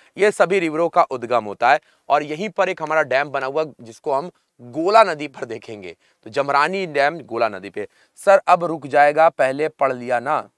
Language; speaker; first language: Hindi; native; Hindi